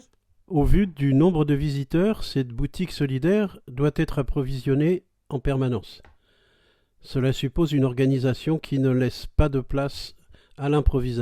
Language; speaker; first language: French; native; French